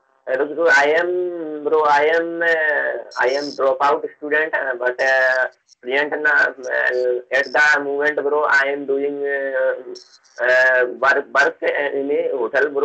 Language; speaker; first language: English; non-native, learner; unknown